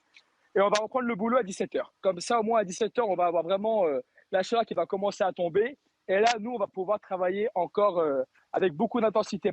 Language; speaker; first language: French; native; French